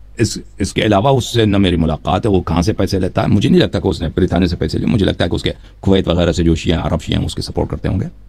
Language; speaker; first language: Urdu; non-native, fluent; Persian